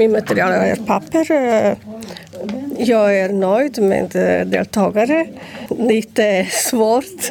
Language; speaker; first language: Swedish; non-native, learner; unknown